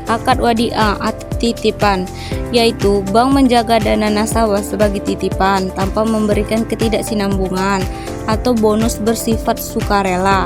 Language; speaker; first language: Indonesian; native; Indonesian